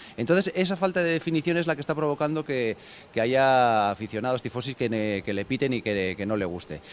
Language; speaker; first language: Spanish; native; Spanish